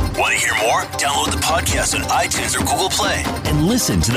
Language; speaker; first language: English; native; English